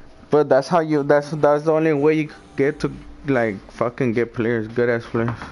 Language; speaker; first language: English; early bilingual, other home language; Spanish